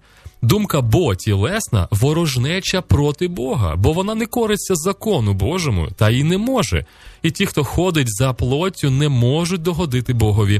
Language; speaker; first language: Ukrainian; native; Ukrainian